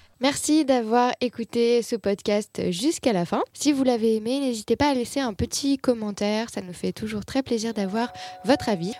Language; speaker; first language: French; native; French